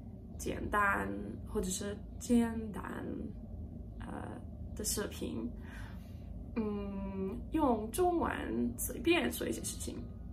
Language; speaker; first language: Chinese; non-native, learner; English